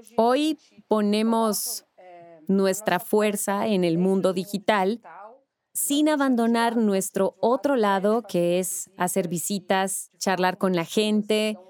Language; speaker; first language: Spanish; non-native, fluent; Portuguese